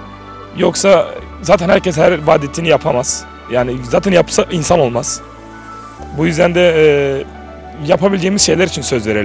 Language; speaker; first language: Turkish; native; Turkish